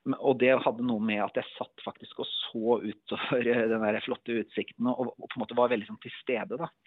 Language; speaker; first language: Norwegian; native; Norwegian